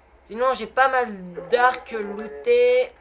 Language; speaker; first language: French; native; French